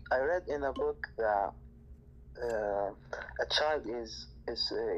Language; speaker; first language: English; non-native, fluent; Arabic